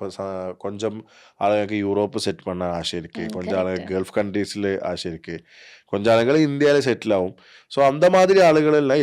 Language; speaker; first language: Tamil; non-native, learner; Malayalam